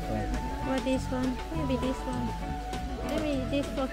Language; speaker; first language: English; non-native, learner; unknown